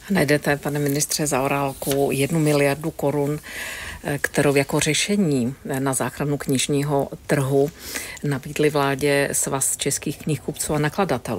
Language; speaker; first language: Czech; native; Czech